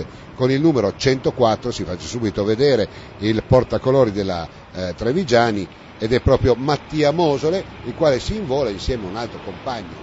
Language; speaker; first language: Italian; native; Italian